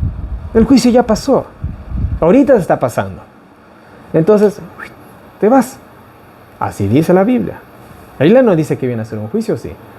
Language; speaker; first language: Spanish; native; Spanish